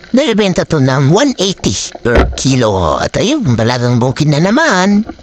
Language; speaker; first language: Filipino; native; Filipino